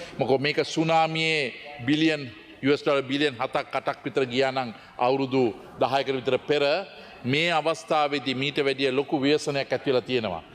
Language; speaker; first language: Sinhala; native; Sinhala